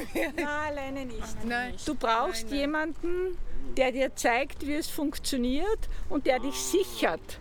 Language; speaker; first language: German; native; German